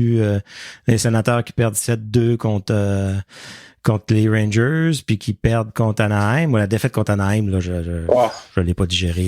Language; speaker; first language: French; native; French